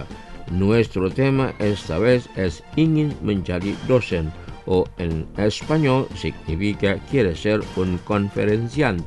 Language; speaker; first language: Spanish; non-native, fluent; Indonesian